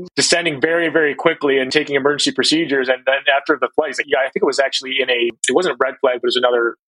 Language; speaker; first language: English; native; English